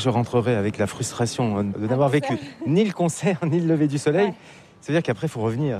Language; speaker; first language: French; native; French